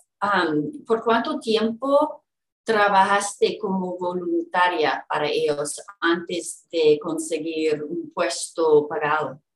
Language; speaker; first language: Spanish; non-native, fluent; English